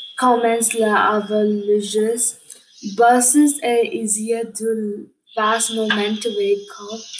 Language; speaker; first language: French; non-native, learner; English